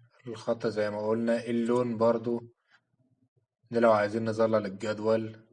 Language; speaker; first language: Arabic; native; Arabic